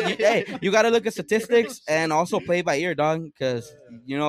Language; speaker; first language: English; early bilingual, other home language; Spanish